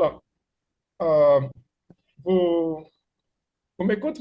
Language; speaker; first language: French; non-native, fluent; Portuguese